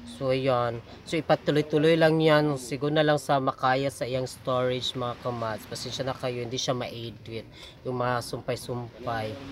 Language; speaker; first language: Filipino; non-native, local second language; Cebuano